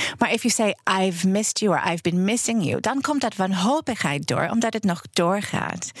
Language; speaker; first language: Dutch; non-native, fluent; English